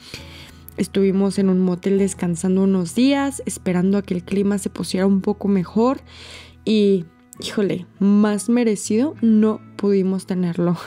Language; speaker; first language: Spanish; native; Spanish